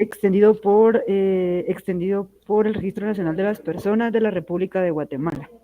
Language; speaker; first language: Spanish; native; Spanish